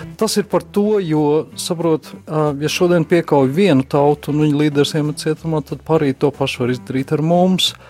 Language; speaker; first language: Latvian; native; Latvian